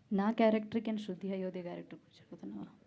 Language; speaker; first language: Telugu; non-native, learner; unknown